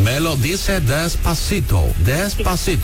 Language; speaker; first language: Spanish; non-native, learner; English